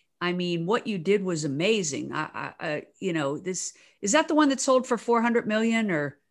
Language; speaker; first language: English; native; English